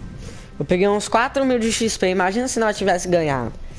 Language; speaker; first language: Portuguese; native; Portuguese